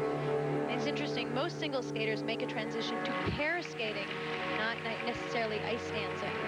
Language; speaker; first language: English; native; English